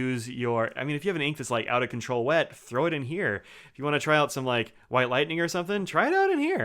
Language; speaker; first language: English; native; English